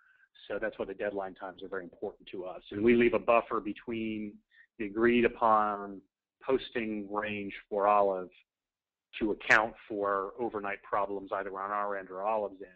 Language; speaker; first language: English; native; English